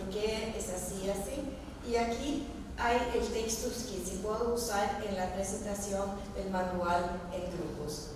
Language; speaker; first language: Spanish; non-native, fluent; Norwegian